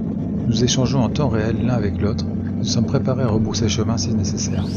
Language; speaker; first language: French; native; French